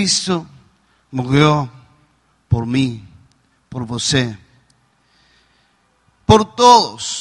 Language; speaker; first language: Portuguese; non-native, learner; Spanish